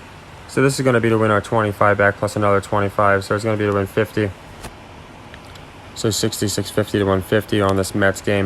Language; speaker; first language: English; native; English